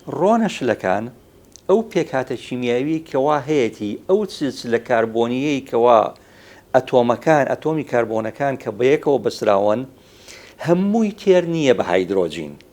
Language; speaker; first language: Central Kurdish; native; Central Kurdish